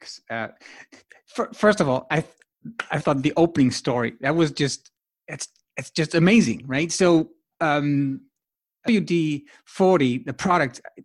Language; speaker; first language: English; non-native, fluent; Dutch